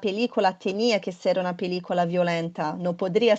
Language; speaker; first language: Spanish; non-native, fluent; Portuguese